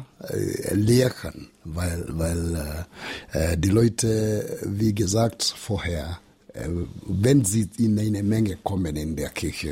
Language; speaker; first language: German; non-native, learner; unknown